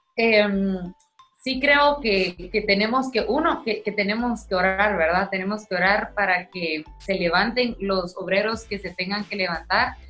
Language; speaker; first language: Spanish; native; Spanish